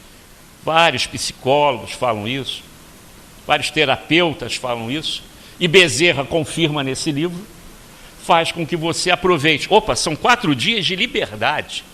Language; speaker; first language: Portuguese; native; Portuguese